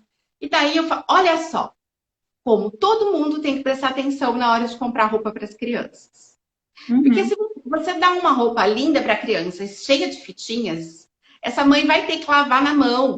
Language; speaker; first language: Portuguese; native; Portuguese